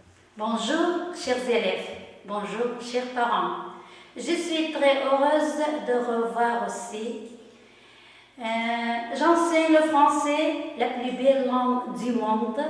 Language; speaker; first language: French; non-native, learner; Uzbek